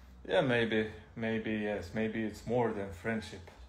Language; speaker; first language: English; non-native, learner; Kazakh